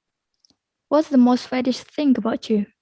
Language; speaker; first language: English; non-native, learner; Indonesian